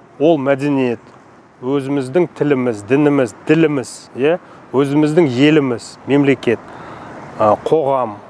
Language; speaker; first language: Kazakh; non-native, local second language; Russian